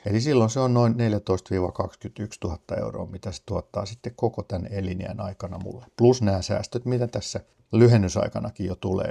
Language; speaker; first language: Finnish; native; Finnish